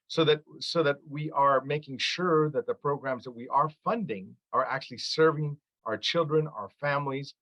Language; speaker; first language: English; early bilingual, other home language; Arabic